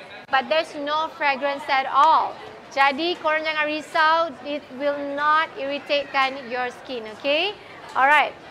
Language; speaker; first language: English; non-native, local second language; Malay